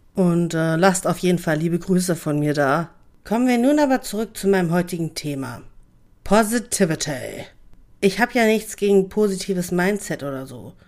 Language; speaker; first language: German; native; German